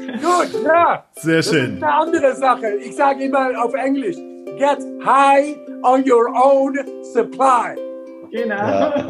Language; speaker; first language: German; non-native, learner; Dutch